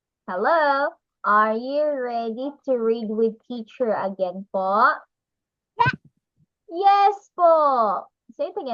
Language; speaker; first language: English; non-native, local second language; Filipino